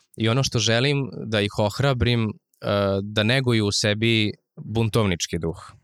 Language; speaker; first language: Serbian; non-native, local second language; Rusyn